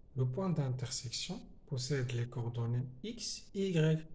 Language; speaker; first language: French; non-native, local second language; Arabic